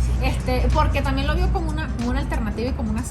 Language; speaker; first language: Spanish; native; Spanish